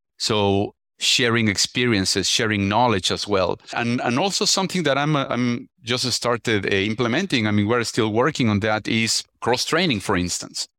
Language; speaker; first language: English; non-native, fluent; Spanish